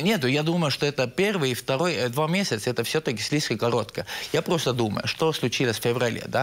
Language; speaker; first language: Russian; non-native, local second language; Estonian